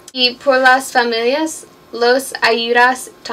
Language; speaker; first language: Spanish; non-native, learner; English